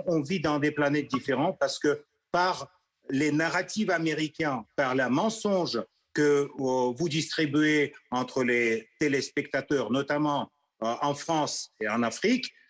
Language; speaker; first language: French; non-native, fluent; Russian